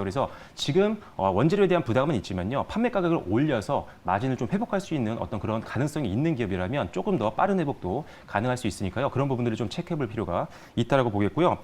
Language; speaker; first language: Korean; native; Korean